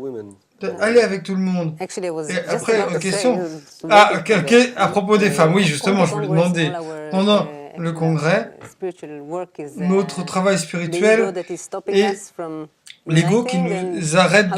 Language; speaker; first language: French; non-native, fluent; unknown